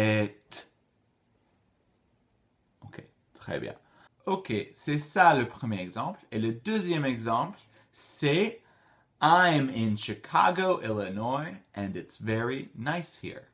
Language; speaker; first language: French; non-native, fluent; English